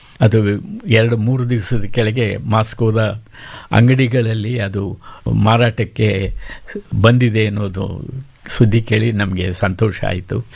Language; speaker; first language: Kannada; native; Kannada